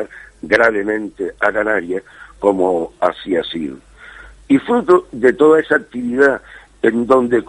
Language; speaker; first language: Spanish; native; Spanish